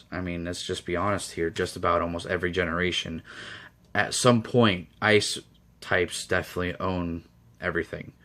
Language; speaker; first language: English; native; English